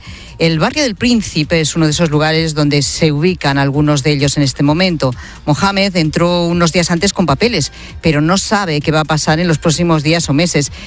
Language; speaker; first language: Spanish; native; Spanish